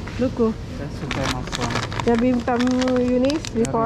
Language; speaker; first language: English; non-native, learner; Filipino